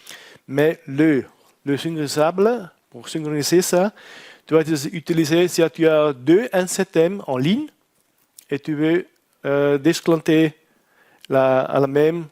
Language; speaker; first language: French; non-native, learner; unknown